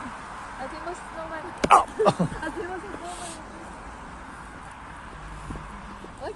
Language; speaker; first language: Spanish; non-native, learner; Filipino